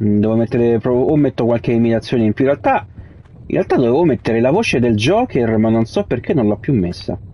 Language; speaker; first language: Italian; native; Italian